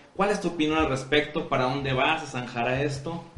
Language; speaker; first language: Spanish; native; Spanish